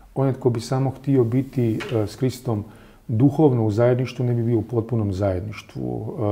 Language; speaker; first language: Croatian; native; Croatian